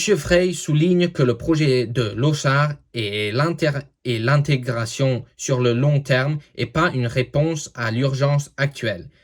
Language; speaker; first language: French; non-native, learner; English